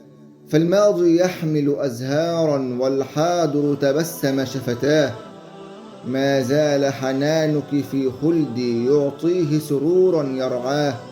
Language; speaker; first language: Arabic; native; Arabic